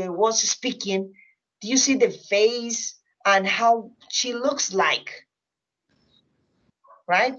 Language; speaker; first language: English; non-native, fluent; Spanish